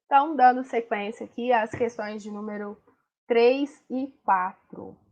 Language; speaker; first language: Portuguese; native; Portuguese